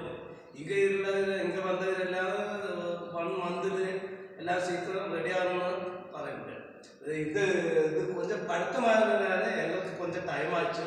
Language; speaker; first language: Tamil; non-native, local second language; Malayalam